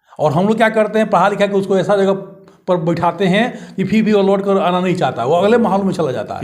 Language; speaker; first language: Hindi; native; Hindi